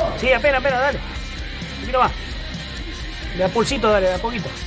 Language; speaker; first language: Spanish; native; Spanish